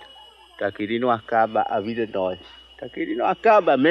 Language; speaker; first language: Portuguese; non-native, local second language; Kayapó